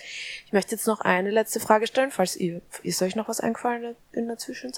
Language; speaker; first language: German; native; German